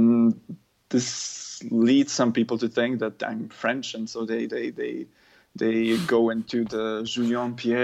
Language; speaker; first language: English; non-native, fluent; German